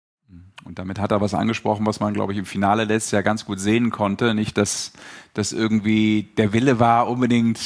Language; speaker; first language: German; native; German